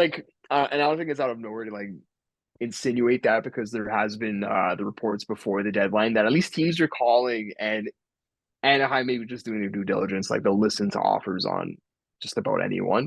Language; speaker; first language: English; native; English